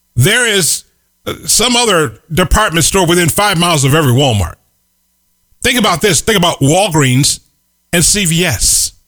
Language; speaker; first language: English; native; English